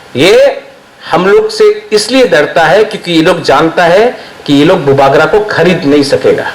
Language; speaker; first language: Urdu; non-native, local second language; Kok Borok